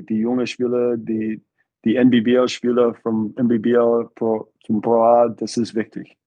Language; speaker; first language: German; non-native, fluent; English